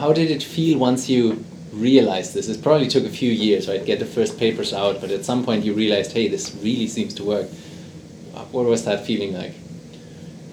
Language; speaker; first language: English; non-native, fluent; German